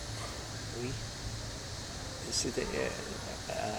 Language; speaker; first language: French; non-native, fluent; English